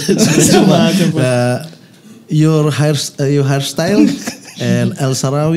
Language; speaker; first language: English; non-native, learner; Indonesian